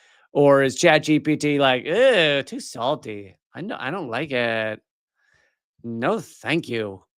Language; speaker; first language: English; native; English